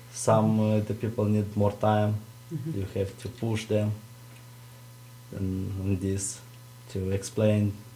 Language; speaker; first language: English; non-native, fluent; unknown